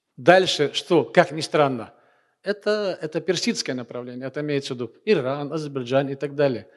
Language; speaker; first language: Russian; non-native, local second language; Chechen